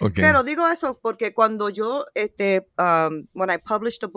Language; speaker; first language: Spanish; early bilingual, heritage; Spanish